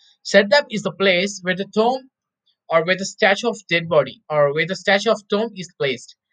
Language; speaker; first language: English; non-native, local second language; Telugu